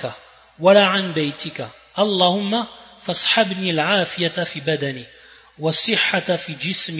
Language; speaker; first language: Arabic; non-native, fluent; French